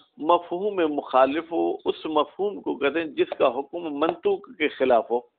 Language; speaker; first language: Urdu; non-native, local second language; Sindhi